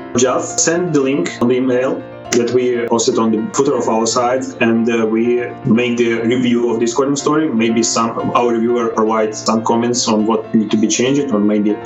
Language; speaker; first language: English; non-native, fluent; Ukrainian